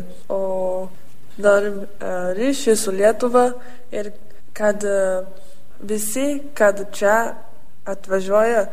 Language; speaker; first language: Lithuanian; early bilingual, heritage; Lithuanian